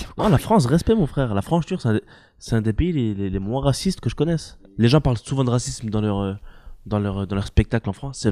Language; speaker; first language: French; early bilingual, other home language; Arabic